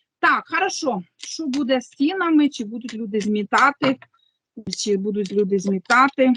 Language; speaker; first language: Ukrainian; native; Ukrainian